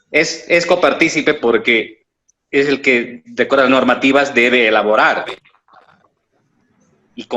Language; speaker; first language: Spanish; native; Spanish